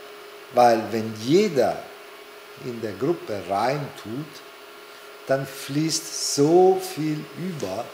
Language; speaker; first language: German; non-native, fluent; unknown